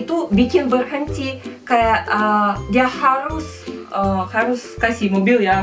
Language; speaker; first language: Indonesian; non-native, fluent; Russian